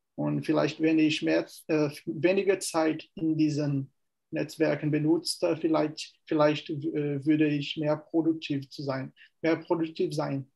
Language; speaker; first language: German; non-native, learner; Portuguese